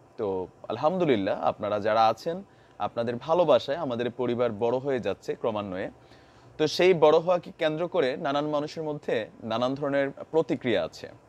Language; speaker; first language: Bangla; native; Bangla